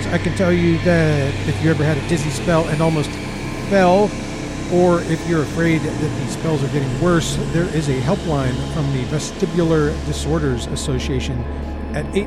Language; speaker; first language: English; native; English